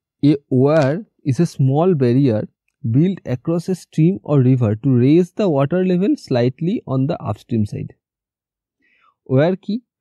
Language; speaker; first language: English; non-native, local second language; Bangla